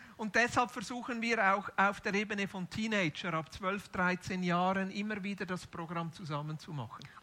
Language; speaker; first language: German; native; German